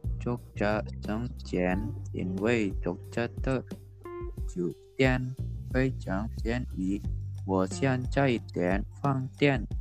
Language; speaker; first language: Chinese; non-native, learner; Indonesian